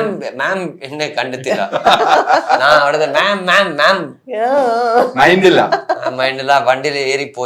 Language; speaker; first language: Malayalam; non-native, learner; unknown